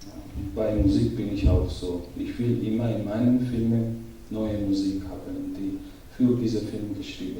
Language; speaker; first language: German; non-native, learner; Georgian